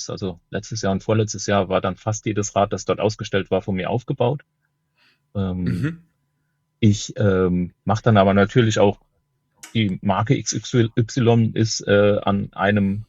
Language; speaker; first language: German; native; German